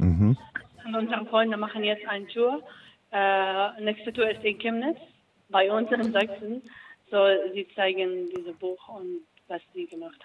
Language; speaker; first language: German; non-native, learner; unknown